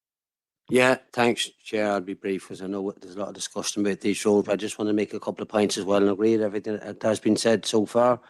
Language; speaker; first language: English; native; English